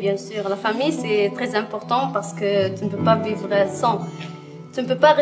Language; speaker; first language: French; non-native, learner; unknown